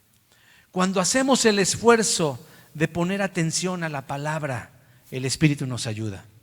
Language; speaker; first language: Spanish; native; Spanish